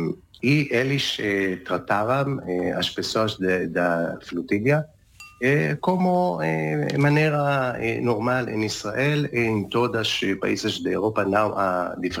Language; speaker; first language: Portuguese; non-native, learner; Hebrew